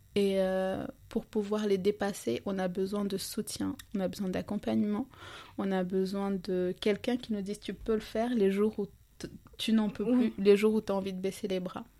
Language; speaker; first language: French; non-native, local second language; Ngazidja Comorian